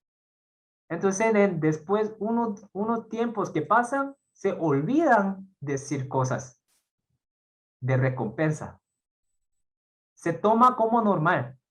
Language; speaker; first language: Spanish; non-native, fluent; Korean